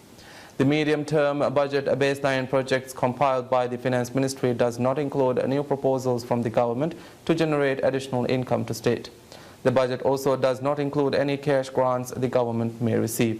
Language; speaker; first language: English; non-native, local second language; Divehi